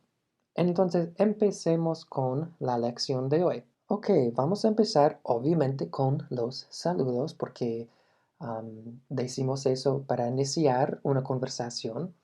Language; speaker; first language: Spanish; non-native, fluent; English